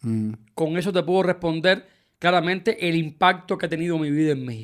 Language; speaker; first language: Spanish; native; Spanish